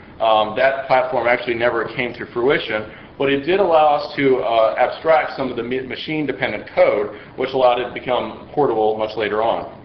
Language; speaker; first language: English; native; English